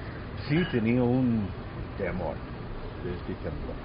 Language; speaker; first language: Spanish; early bilingual, heritage; Spanish